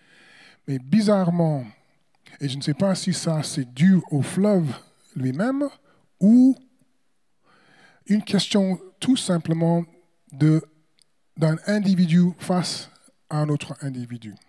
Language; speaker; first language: French; non-native, fluent; English